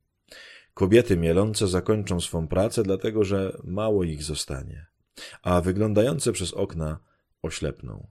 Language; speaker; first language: Polish; native; Polish